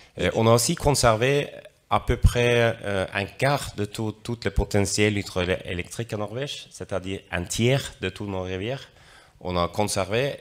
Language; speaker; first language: French; non-native, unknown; Norwegian